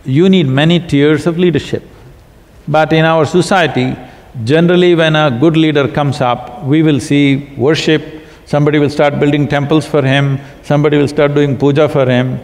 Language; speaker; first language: English; non-native, local second language; Kannada